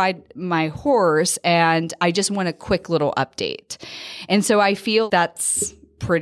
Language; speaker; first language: English; native; English